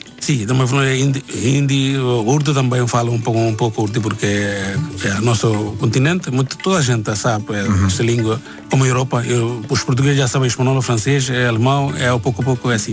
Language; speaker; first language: Portuguese; non-native, learner; Bangla